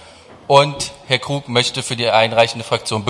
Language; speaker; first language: German; native; German